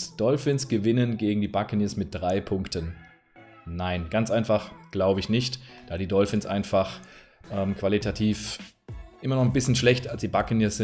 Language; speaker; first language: German; native; German